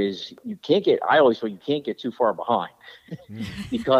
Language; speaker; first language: English; native; English